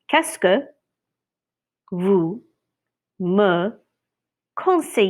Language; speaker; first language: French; non-native, fluent; English